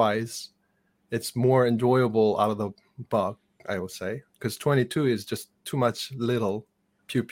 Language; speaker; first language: English; non-native, fluent; Korean